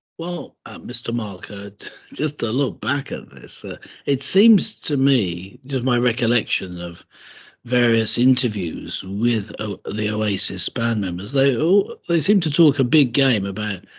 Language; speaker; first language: English; native; English